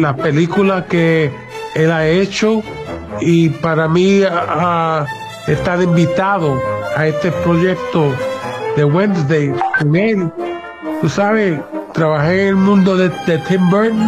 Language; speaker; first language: Spanish; early bilingual, heritage; English